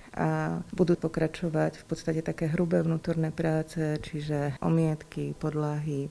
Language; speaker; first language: Slovak; native; Slovak